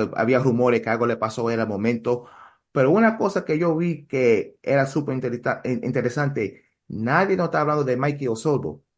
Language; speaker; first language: Spanish; early bilingual, heritage; Spanish